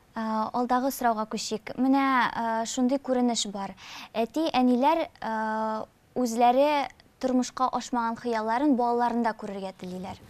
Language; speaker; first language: Tatar; native; Tatar